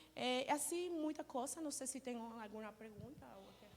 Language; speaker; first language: Portuguese; non-native, learner; Spanish